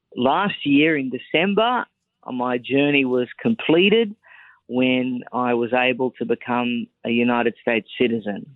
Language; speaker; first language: English; native; English